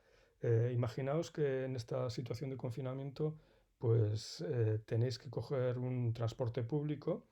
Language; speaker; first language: Spanish; native; Spanish